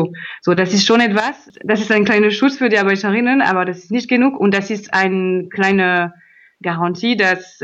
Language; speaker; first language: German; non-native, learner; French